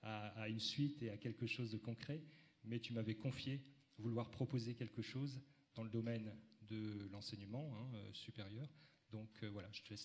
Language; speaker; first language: French; native; French